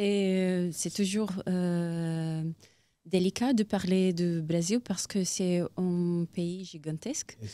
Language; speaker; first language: French; non-native, fluent; Portuguese